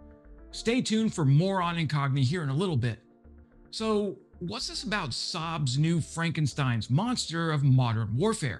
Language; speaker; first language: English; native; English